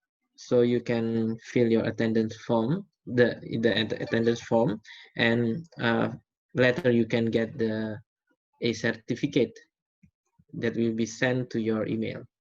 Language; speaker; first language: English; non-native, fluent; Indonesian